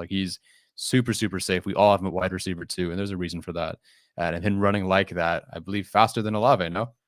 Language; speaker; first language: English; native; English